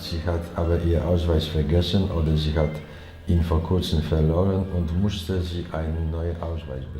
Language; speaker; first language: German; non-native, learner; Chinese